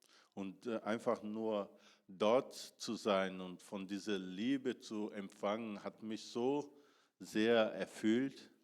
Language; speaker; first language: German; non-native, fluent; Portuguese